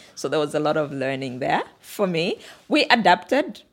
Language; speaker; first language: English; non-native, local second language; Bemba